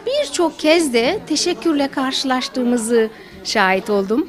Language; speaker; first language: Turkish; native; Turkish